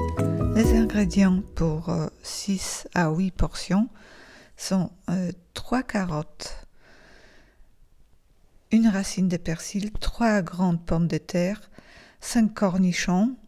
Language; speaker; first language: French; non-native, fluent; Polish